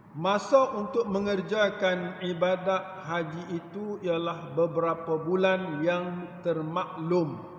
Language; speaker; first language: Malay; native; Malay